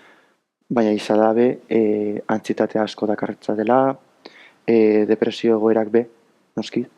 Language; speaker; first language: Basque; native; Basque